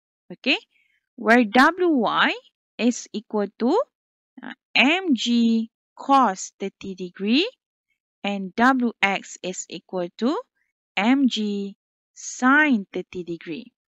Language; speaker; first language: English; non-native, local second language; Malay